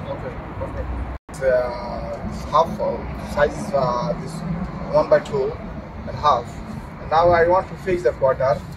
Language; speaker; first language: English; non-native, learner; Bangla